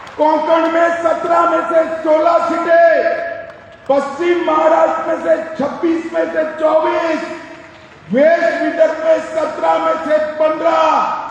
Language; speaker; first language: Hindi; non-native, local second language; Gujarati